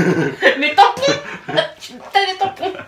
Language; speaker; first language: French; native; French